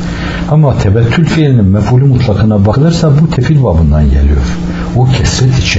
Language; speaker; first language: Turkish; native; Turkish